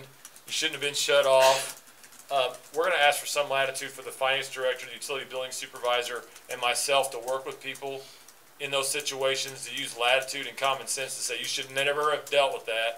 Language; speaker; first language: English; native; English